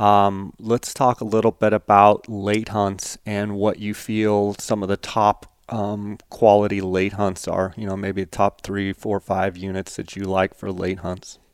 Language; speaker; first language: English; native; English